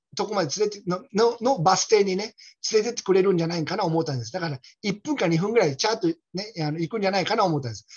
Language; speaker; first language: Japanese; native; Japanese